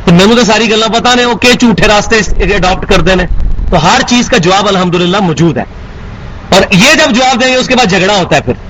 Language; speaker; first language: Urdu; non-native, local second language; Punjabi